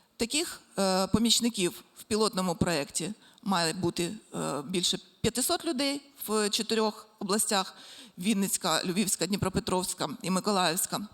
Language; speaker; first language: Ukrainian; native; Ukrainian